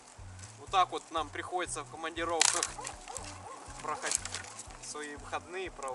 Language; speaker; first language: Russian; native; Russian